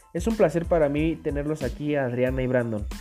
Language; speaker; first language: Spanish; native; Spanish